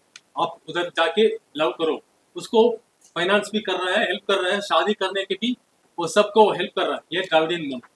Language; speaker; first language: Hindi; non-native, learner; Tamil